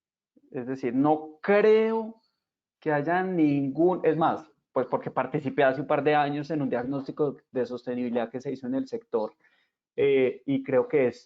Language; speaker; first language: Spanish; native; Spanish